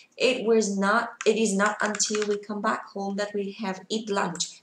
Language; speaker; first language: English; non-native, fluent; Vietnamese